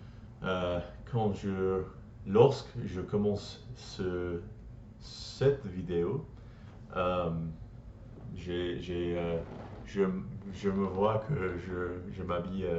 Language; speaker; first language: French; non-native, learner; English